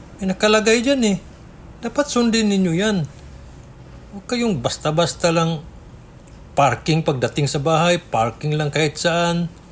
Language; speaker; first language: Filipino; native; Filipino